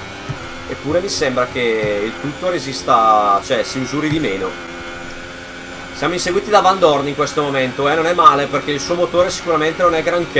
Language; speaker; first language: Italian; native; Italian